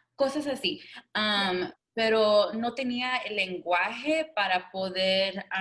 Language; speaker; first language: Spanish; early bilingual, other home language; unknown